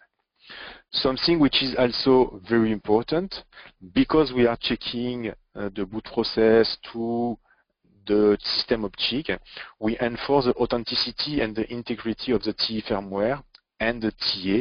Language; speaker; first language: English; non-native, fluent; French